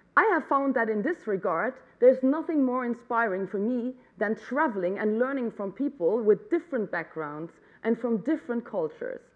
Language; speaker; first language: English; non-native, fluent; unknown